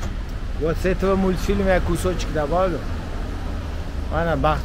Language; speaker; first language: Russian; non-native, local second language; Uzbek